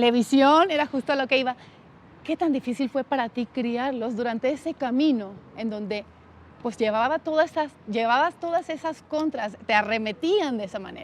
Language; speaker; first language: Spanish; native; Spanish